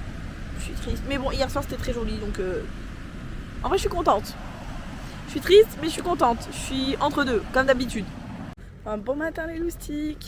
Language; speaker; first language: French; native; French